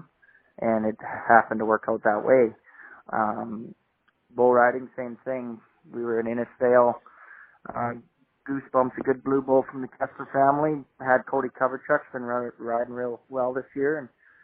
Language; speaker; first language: English; native; English